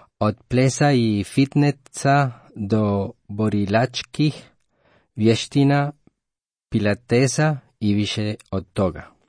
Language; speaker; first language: Croatian; non-native, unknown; Spanish